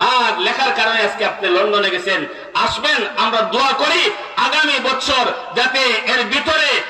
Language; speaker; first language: Bangla; non-native, local second language; Sylheti